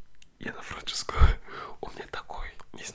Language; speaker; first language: Russian; non-native, learner; French